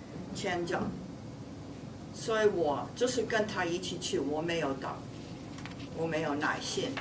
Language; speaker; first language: Chinese; non-native, fluent; English